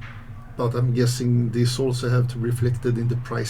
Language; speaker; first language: English; non-native, fluent; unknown